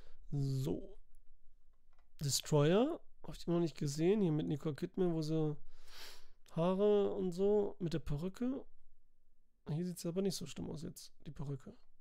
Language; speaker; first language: German; native; German